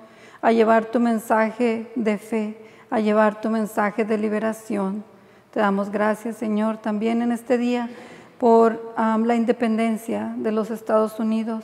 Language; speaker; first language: Spanish; native; Spanish